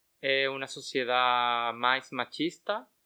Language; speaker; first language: Portuguese; non-native, learner; Spanish